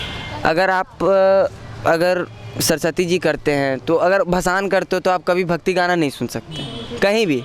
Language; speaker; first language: Hindi; native; Hindi